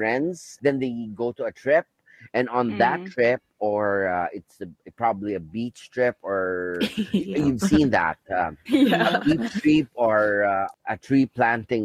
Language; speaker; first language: English; non-native, local second language; Filipino